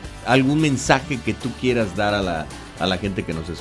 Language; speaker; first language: Spanish; native; Spanish